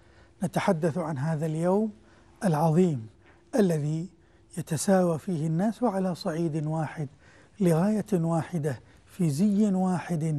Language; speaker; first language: Arabic; native; Arabic